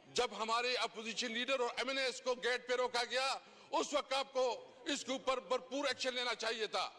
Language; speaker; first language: Urdu; non-native, local second language; Pashto